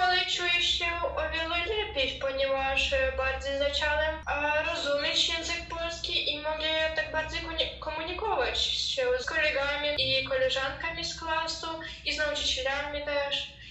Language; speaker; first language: Polish; non-native, learner; Ukrainian